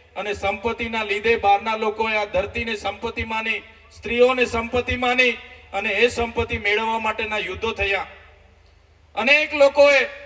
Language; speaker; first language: Gujarati; non-native, local second language; Vasavi